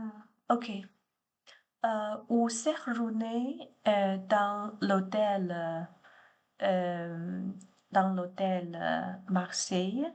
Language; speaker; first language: French; non-native, learner; Chinese